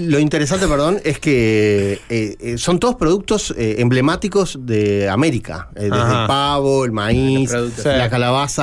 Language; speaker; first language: Spanish; native; Spanish